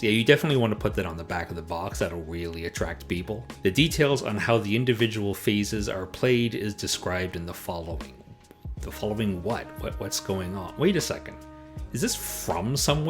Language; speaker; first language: English; native; English